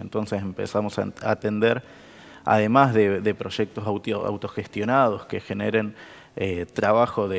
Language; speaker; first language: Spanish; native; Spanish